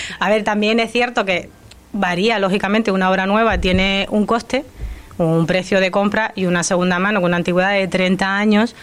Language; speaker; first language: Spanish; non-native, fluent; Romanian